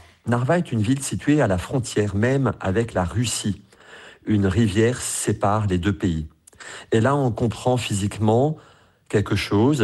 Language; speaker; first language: French; native; French